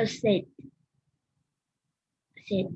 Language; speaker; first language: English; non-native, learner; Vietnamese